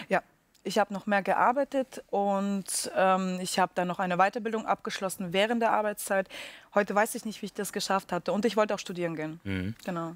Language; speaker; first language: German; early bilingual, other home language; Russian